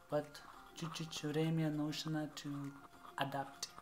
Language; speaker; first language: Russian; non-native, learner; Malayalam